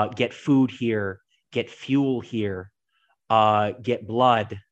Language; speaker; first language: English; native; English